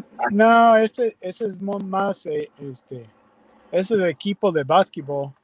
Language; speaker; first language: Spanish; non-native, learner; English